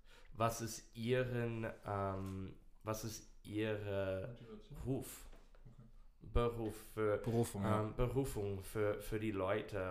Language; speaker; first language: German; non-native, learner; English